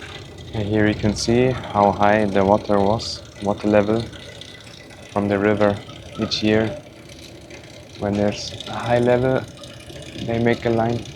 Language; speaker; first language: English; non-native, learner; Indonesian